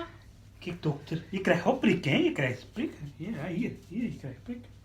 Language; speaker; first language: Dutch; non-native, learner; Urdu